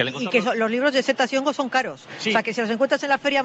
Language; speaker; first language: Spanish; native; Spanish